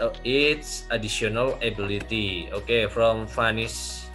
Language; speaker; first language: English; non-native, learner; Indonesian